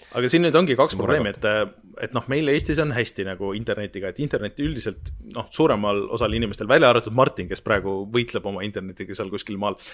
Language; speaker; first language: Estonian; native; Estonian